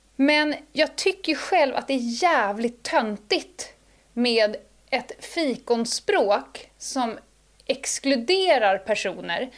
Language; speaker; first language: Swedish; native; Swedish